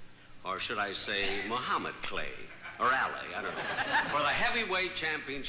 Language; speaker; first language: English; native; English